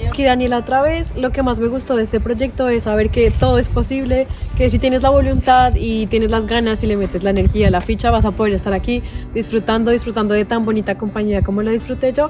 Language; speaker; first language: Spanish; native; Spanish